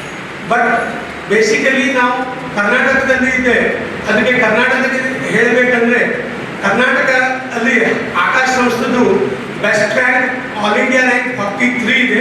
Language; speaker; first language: Kannada; non-native, local second language; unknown